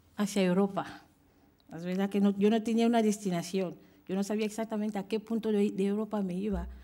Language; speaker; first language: Spanish; non-native, fluent; French